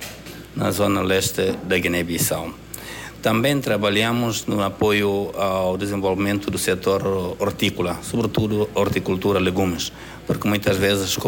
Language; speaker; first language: Portuguese; non-native, local second language; Upper Guinea Crioulo